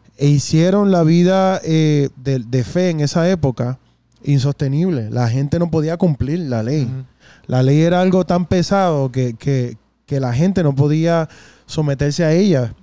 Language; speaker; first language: Spanish; native; Spanish